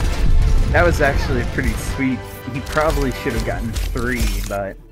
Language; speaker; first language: English; native; English